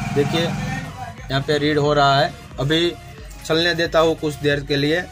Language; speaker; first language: Hindi; non-native, local second language; Gujarati